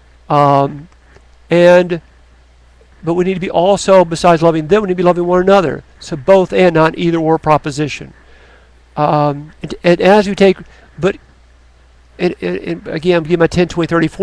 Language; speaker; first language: English; native; English